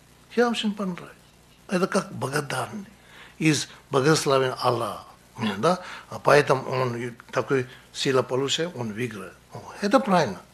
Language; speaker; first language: Russian; non-native, learner; Tibetan